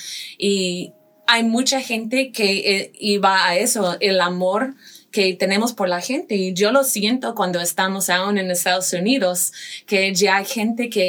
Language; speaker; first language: Spanish; non-native, fluent; English